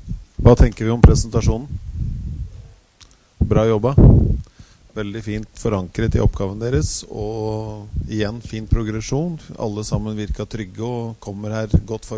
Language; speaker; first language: Norwegian; native; Norwegian